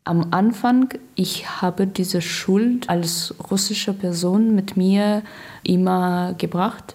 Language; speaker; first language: German; non-native, learner; Russian